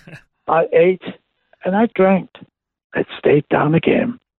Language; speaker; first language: English; non-native, local second language; Cantonese